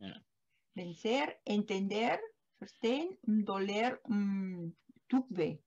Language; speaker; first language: German; non-native, learner; Spanish